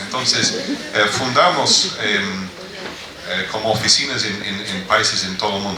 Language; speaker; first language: Spanish; non-native, fluent; English